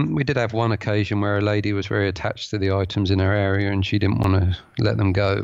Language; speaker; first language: English; native; English